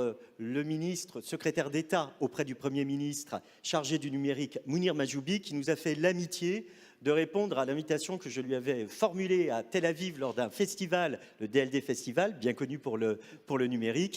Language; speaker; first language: French; native; French